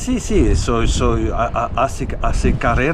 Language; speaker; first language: Spanish; non-native, learner; French